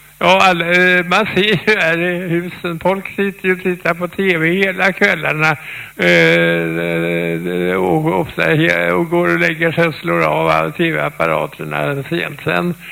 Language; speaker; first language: Swedish; native; Swedish